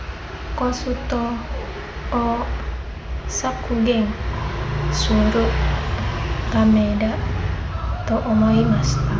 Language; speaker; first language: Japanese; non-native, learner; Indonesian